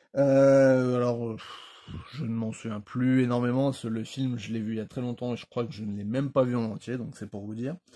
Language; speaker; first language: French; native; French